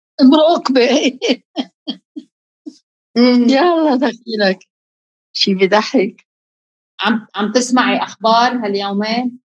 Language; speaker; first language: Arabic; native; Arabic